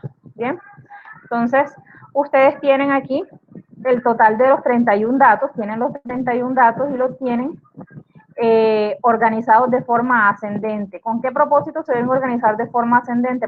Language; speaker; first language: Spanish; native; Spanish